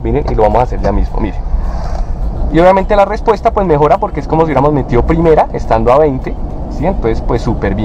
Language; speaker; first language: Spanish; native; Spanish